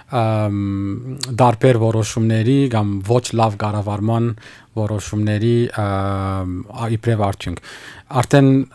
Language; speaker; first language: Armenian; early bilingual, heritage; Armenian